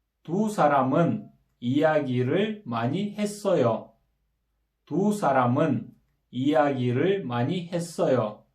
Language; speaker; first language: Korean; non-native, fluent; Kyrgyz